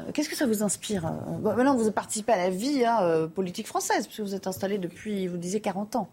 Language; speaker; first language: French; native; French